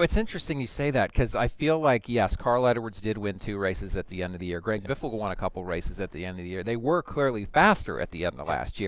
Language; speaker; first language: English; native; English